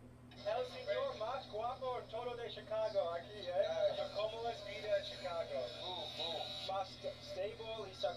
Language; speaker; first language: Spanish; non-native, learner; English